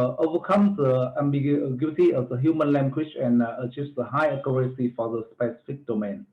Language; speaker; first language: English; non-native, fluent; Vietnamese